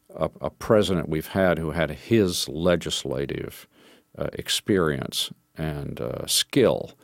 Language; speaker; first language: English; native; English